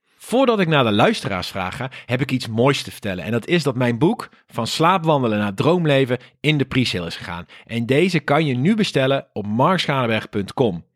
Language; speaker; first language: Dutch; native; Dutch